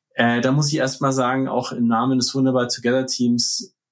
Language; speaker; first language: German; native; German